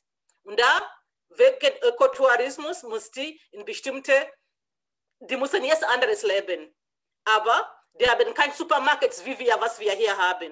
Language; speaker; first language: German; non-native, learner; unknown